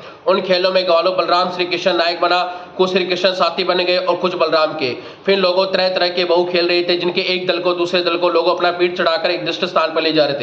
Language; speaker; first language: Hindi; native; Hindi